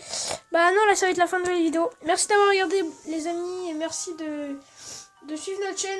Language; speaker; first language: French; native; French